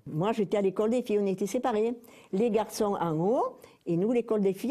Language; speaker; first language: French; native; French